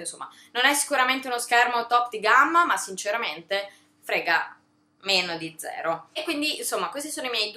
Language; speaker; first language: Italian; native; Italian